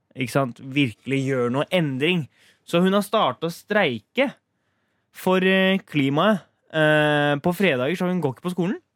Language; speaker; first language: Norwegian; early bilingual, other home language; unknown